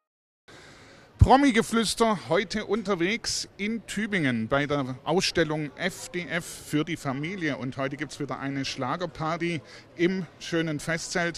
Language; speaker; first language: German; native; German